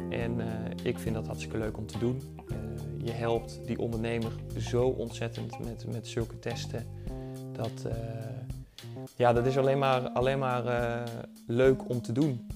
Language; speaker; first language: Dutch; native; Dutch